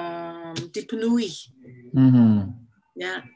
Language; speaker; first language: Indonesian; non-native, fluent; English